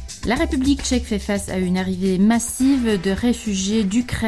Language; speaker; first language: French; native; French